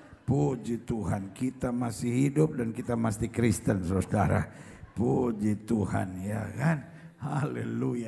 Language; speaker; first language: Indonesian; native; Indonesian